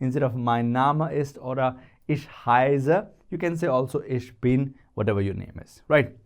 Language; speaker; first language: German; non-native, fluent; Hindi